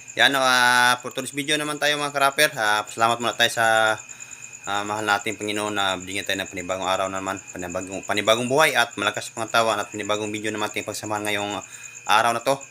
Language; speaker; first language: Filipino; non-native, local second language; Cebuano